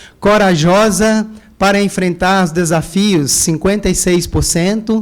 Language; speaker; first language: Portuguese; native; Portuguese